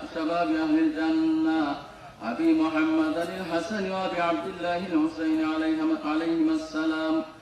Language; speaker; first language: Arabic; non-native, fluent; Bangla